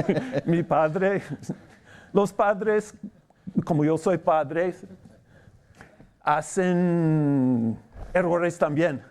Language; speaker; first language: Spanish; non-native, fluent; English